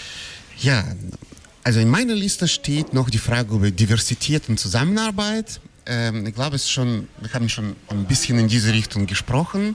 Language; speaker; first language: German; non-native, fluent; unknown